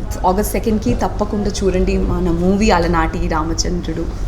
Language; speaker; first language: Telugu; non-native, local second language; Bangla